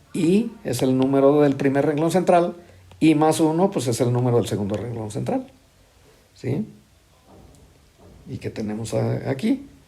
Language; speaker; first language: Spanish; native; Spanish